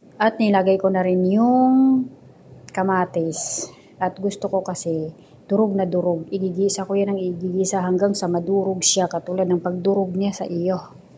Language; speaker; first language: Filipino; non-native, local second language; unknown